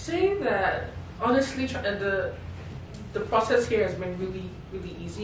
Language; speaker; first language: English; non-native, local second language; Igbo